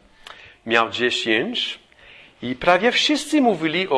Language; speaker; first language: Polish; non-native, fluent; English